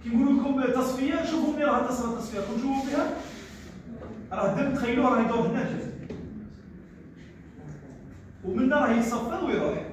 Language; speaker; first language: Arabic; native; Arabic